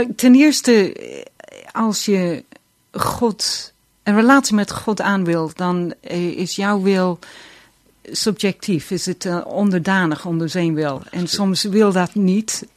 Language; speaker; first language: Dutch; non-native, fluent; English